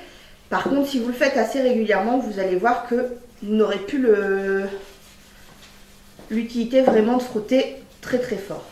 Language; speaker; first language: French; native; French